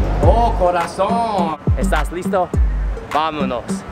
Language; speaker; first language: Spanish; non-native, learner; English